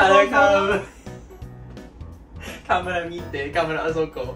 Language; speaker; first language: Japanese; non-native, learner; English